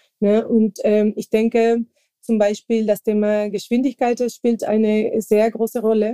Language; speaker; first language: German; non-native, fluent; Spanish